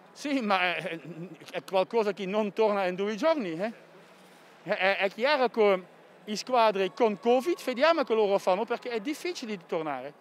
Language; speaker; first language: Italian; non-native, fluent; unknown